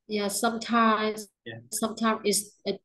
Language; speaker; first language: English; non-native, learner; Vietnamese